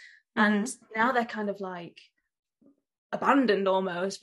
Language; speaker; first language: English; native; English